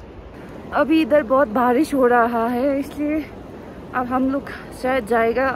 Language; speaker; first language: Hindi; non-native, local second language; Nepali